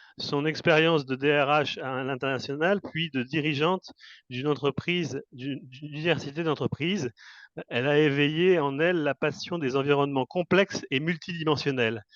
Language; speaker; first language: French; native; French